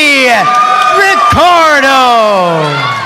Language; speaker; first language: English; native; English